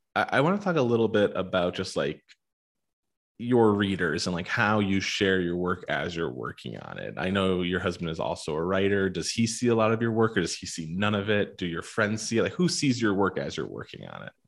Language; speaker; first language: English; native; English